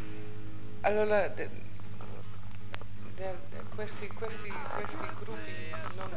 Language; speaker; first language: Italian; non-native, learner; Dutch